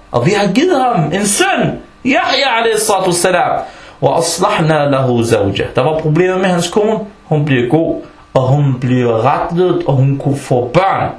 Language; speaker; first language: Danish; early bilingual, other home language; Arabic